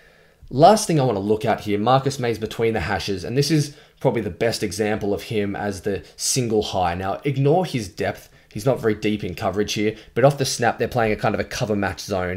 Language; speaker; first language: English; native; English